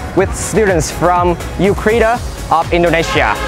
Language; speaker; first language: English; non-native, fluent; Vietnamese